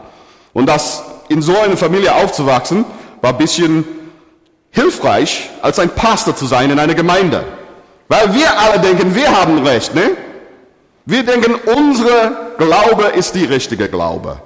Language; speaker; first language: German; non-native, fluent; English